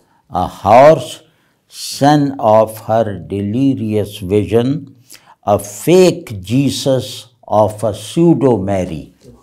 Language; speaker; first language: English; non-native, local second language; Urdu